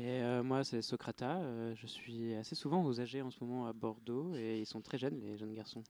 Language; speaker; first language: French; native; French